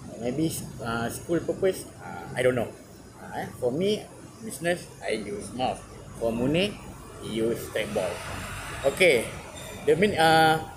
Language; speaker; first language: English; non-native, learner; Malay